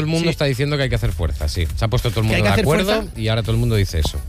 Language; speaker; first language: Spanish; native; Spanish